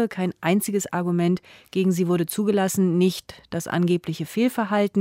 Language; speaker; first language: German; native; German